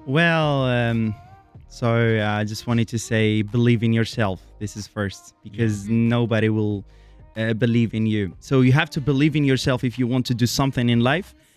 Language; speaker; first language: English; non-native, fluent; Arabic